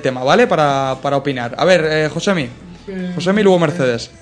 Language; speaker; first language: Spanish; native; Spanish